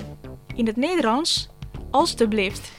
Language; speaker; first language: Dutch; non-native, learner; Indonesian